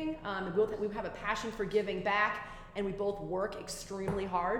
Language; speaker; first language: English; native; English